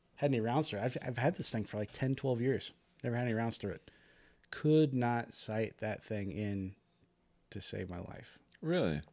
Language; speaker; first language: English; native; English